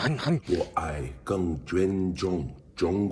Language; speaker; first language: Chinese; non-native, learner; English